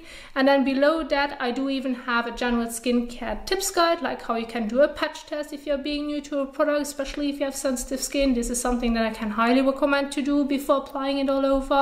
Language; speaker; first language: English; non-native, fluent; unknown